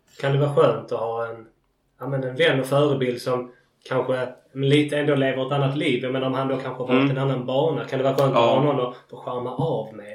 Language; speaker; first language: Swedish; native; Swedish